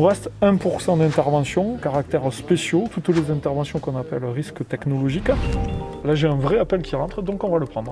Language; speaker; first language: French; native; French